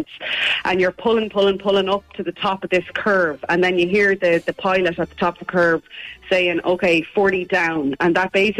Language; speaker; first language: English; native; English